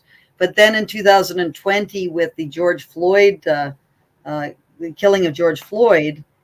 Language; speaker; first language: English; native; English